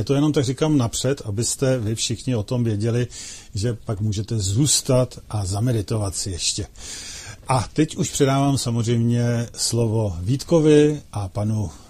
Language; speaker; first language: Czech; native; Czech